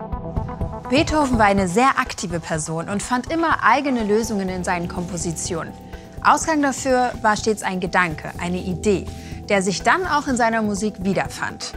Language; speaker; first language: German; native; German